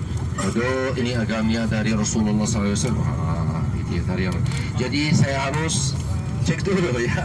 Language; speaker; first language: Indonesian; non-native, learner; Arabic